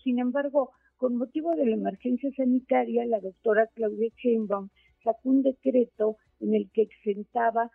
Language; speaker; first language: Spanish; native; Spanish